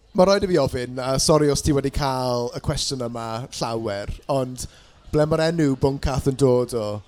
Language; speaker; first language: Welsh; non-native, local second language; English